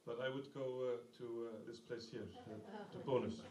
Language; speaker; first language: English; non-native, fluent; Icelandic